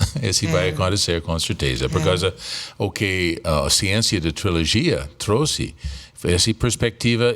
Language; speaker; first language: Portuguese; non-native, fluent; English